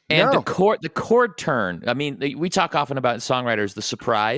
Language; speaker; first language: English; native; English